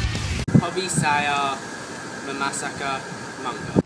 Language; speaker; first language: Indonesian; non-native, learner; English